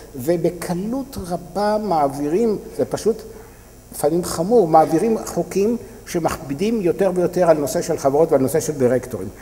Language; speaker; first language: Hebrew; native; Hebrew